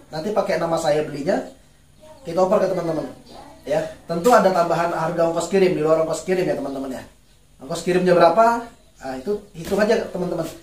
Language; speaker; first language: Indonesian; native; Indonesian